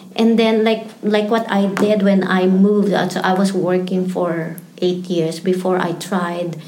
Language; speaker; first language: English; non-native, local second language; Filipino